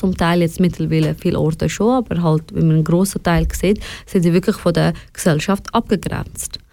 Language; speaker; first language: German; early bilingual, other home language; Persian